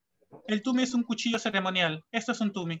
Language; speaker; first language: Spanish; native; Spanish